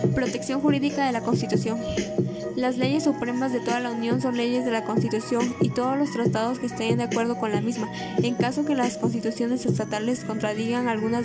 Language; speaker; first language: Spanish; native; Spanish